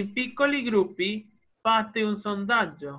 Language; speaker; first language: Italian; non-native, fluent; Spanish